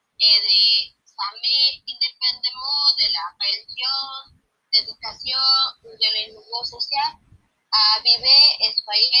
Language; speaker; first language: Spanish; non-native, learner; French